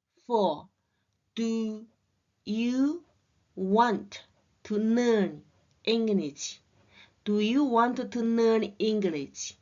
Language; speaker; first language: English; non-native, learner; Chinese